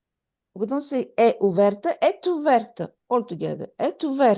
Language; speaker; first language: French; non-native, fluent; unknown